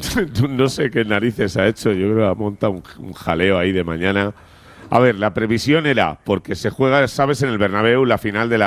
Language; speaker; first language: Spanish; native; Spanish